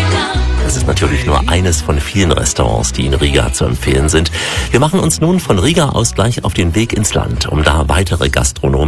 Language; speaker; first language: German; native; German